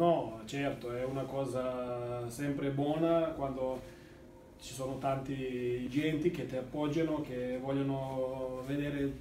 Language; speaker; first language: Italian; non-native, learner; Serbian